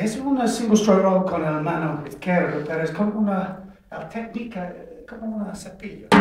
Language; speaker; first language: Spanish; non-native, learner; English